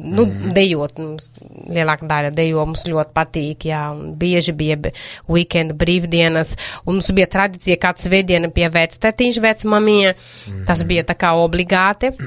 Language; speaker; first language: Latvian; non-native, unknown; Portuguese